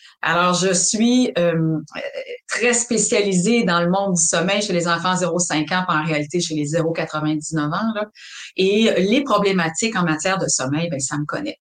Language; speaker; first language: French; native; French